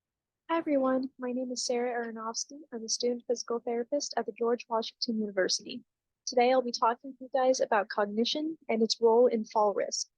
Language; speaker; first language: English; native; English